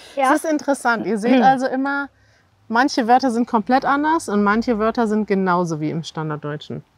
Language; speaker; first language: German; native; German